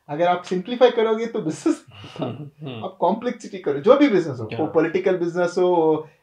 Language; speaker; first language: Hindi; non-native, local second language; Kannada